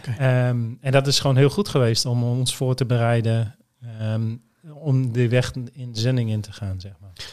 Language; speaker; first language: Dutch; native; Dutch